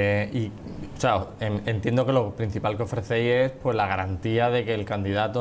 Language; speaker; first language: Spanish; native; Spanish